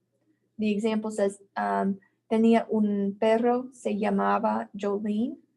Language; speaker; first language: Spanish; non-native, fluent; English